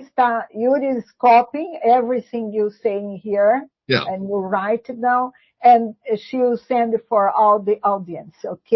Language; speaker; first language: English; non-native, learner; Portuguese